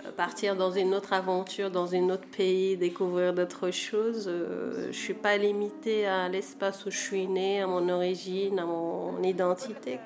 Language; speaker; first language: French; non-native, local second language; Arabic